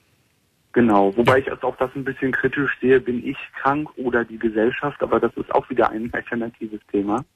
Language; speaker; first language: German; native; German